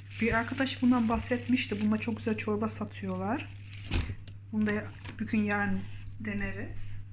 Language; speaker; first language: Turkish; early bilingual, heritage; Turkish